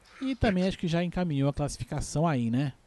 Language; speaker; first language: Portuguese; native; Portuguese